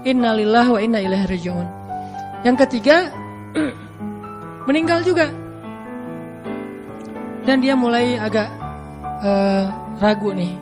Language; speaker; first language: Indonesian; native; Indonesian